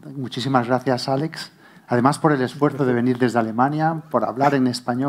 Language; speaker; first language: Spanish; native; Spanish